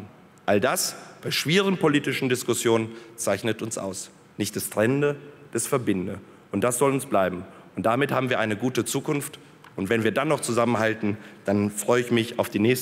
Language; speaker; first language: German; early bilingual, other home language; Polish